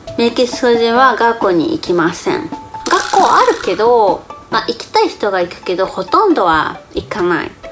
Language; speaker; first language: Japanese; non-native, fluent; Spanish